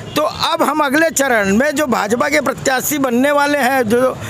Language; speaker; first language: Hindi; native; Hindi